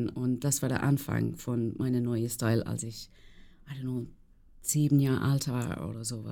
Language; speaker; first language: German; non-native, fluent; English